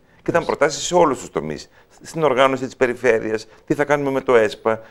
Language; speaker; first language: Greek; native; Greek